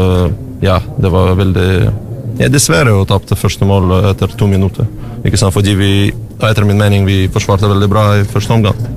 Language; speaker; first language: Norwegian; non-native, learner; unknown